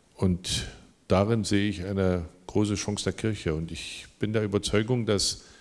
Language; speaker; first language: German; non-native, local second language; Upper Sorbian